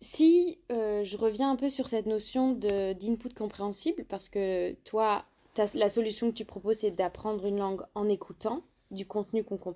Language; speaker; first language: French; native; French